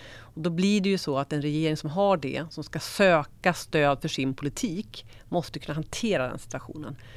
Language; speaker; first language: Swedish; native; Swedish